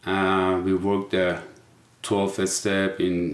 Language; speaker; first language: English; non-native, fluent; Persian